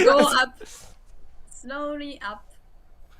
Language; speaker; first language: English; non-native, learner; Japanese